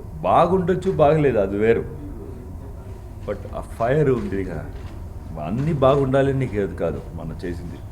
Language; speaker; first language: Telugu; non-native, learner; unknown